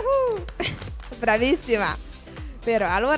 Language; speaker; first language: Italian; non-native, learner; Romanian